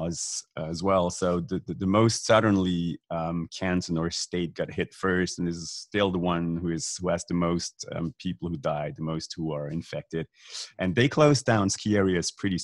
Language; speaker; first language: English; non-native, fluent; Swiss German